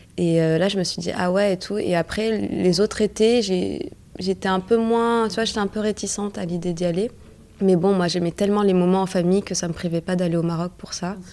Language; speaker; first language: French; early bilingual, other home language; Arabic